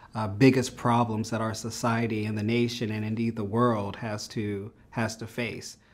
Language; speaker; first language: English; native; English